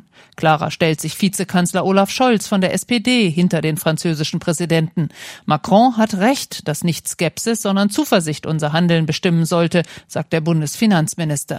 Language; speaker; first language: German; native; German